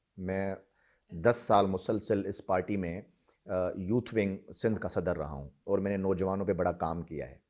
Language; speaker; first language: Urdu; non-native, local second language; Sindhi